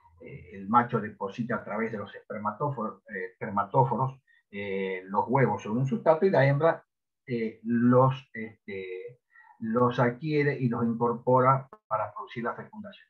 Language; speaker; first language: Spanish; native; Spanish